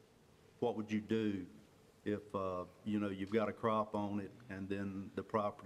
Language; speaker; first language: English; native; English